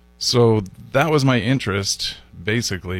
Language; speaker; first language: English; native; English